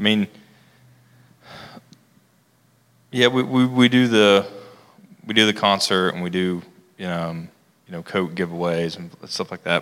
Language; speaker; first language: English; native; English